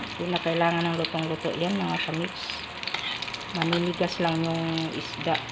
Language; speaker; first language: Filipino; non-native, local second language; Cebuano